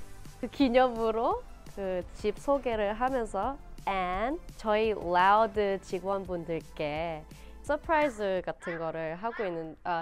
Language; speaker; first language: Korean; non-native, fluent; Thai